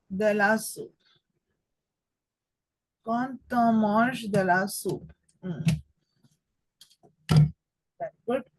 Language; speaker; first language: French; non-native, fluent; Telugu